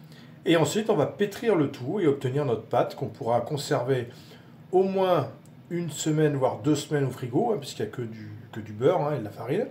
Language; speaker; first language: French; native; French